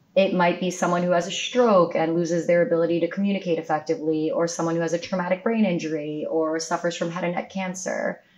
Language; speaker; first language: English; native; English